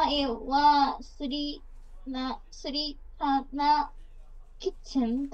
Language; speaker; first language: Japanese; non-native, learner; Burmese